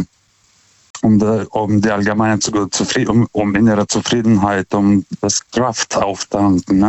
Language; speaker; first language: German; non-native, fluent; Lithuanian